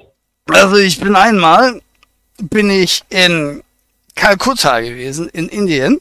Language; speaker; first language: German; native; German